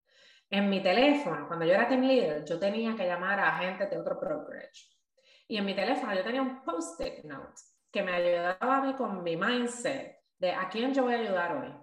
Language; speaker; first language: Spanish; native; Spanish